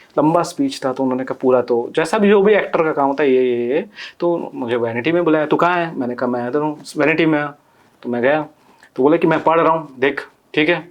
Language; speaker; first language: Hindi; non-native, local second language; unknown